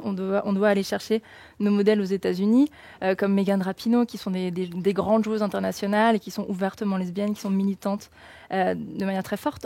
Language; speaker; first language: French; native; French